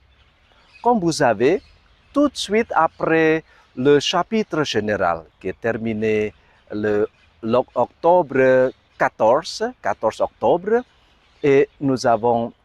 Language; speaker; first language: French; non-native, fluent; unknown